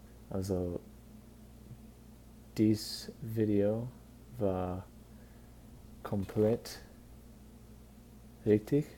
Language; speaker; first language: German; non-native, learner; English